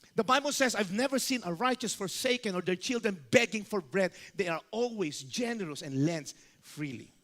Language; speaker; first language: English; non-native, local second language; Filipino